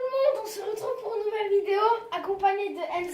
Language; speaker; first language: French; native; French